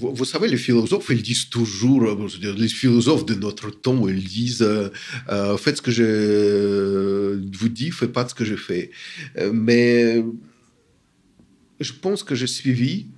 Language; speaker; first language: French; non-native, fluent; Russian